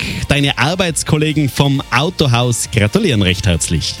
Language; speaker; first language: German; native; German